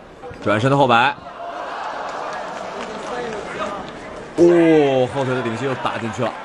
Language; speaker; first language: Chinese; native; Chinese